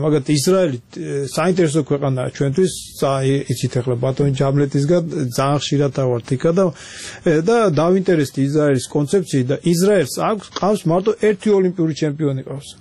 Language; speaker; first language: Georgian; early bilingual, heritage; Georgian